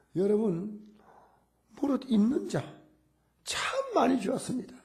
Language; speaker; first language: Korean; native; Korean